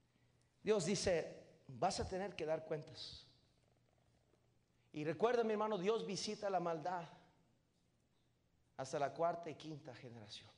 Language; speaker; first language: Spanish; native; Spanish